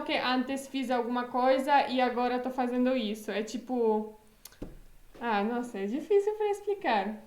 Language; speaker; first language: Portuguese; non-native, fluent; Polish